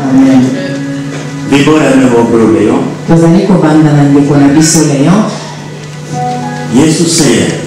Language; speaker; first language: Swedish; non-native, learner; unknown